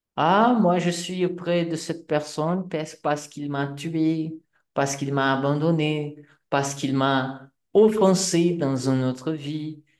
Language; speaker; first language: French; non-native, fluent; Portuguese